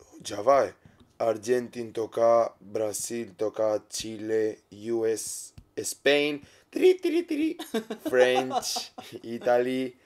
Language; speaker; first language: Japanese; non-native, learner; Spanish